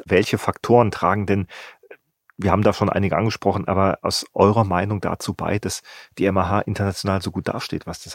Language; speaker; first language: German; native; German